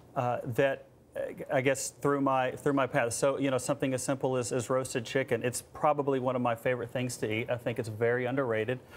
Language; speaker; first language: English; native; English